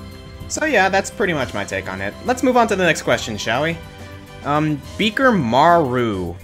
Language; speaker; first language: English; native; English